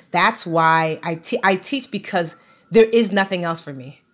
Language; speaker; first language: English; early bilingual, other home language; Yoruba